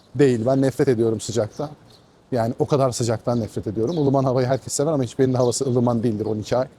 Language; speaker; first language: Turkish; non-native, fluent; Persian